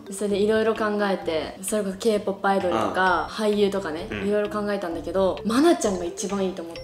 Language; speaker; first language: Japanese; native; Japanese